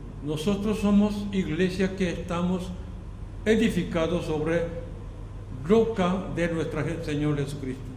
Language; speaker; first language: Spanish; non-native, fluent; Korean